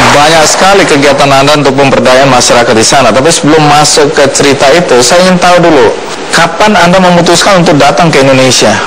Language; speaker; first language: Indonesian; native; Indonesian